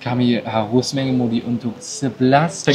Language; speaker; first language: Indonesian; non-native, learner; German